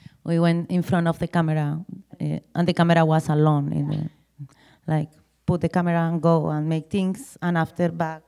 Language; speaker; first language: English; non-native, learner; Spanish